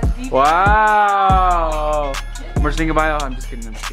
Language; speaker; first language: English; early bilingual, other home language; Spanish